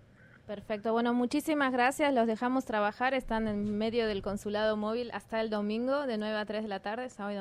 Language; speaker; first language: Spanish; native; Spanish